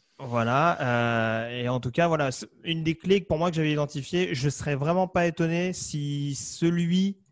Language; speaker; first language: French; native; French